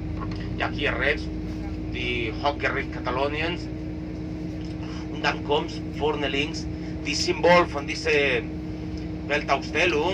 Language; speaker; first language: German; non-native, learner; Catalan